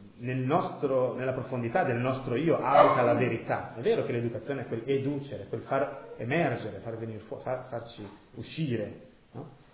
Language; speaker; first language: Italian; native; Italian